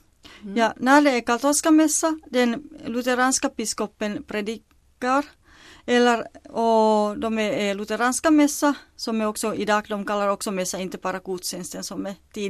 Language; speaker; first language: Swedish; non-native, local second language; Finnish